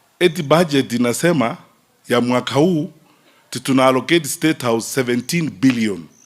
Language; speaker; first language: Swahili; non-native, local second language; Gusii